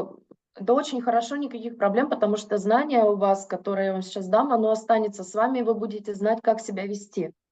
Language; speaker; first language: Russian; native; Russian